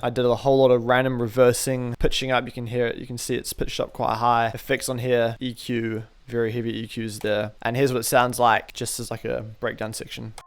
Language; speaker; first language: English; native; English